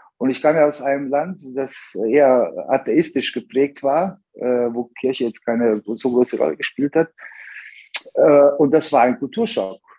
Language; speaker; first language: German; early bilingual, other home language; Serbian